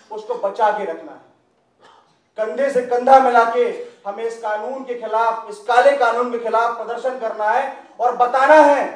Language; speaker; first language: Hindi; native; Hindi